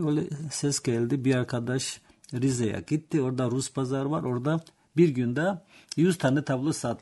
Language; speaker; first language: Turkish; non-native, learner; Georgian